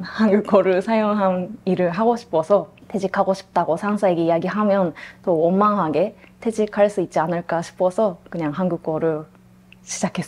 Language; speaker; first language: Korean; non-native, fluent; Japanese